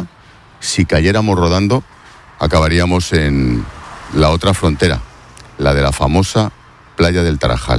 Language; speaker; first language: Spanish; native; Spanish